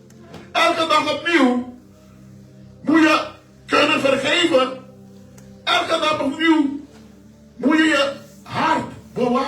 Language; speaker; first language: Dutch; non-native, fluent; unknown